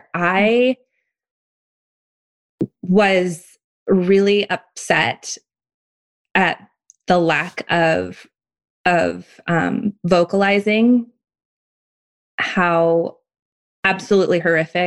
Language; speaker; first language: English; native; English